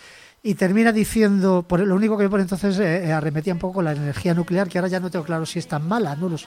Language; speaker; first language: Spanish; native; Spanish